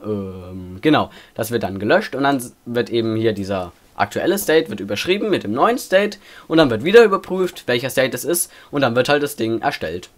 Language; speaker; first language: German; native; German